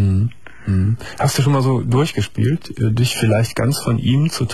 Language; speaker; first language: German; native; German